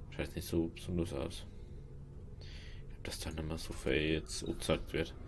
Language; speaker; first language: German; native; German